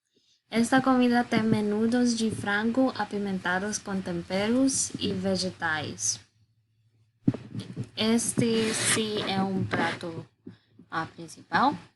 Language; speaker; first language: Portuguese; non-native, learner; Spanish